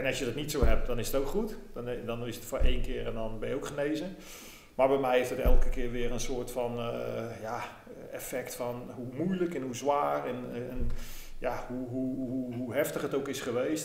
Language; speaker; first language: Dutch; native; Dutch